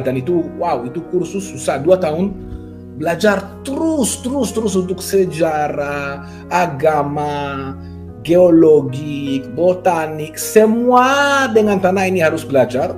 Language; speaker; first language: Indonesian; non-native, fluent; Hebrew